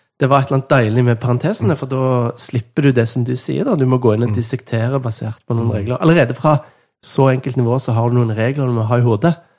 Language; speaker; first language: Norwegian; native; Norwegian